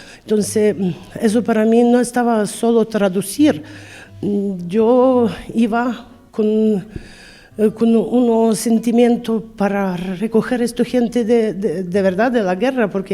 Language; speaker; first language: Spanish; non-native, learner; Ukrainian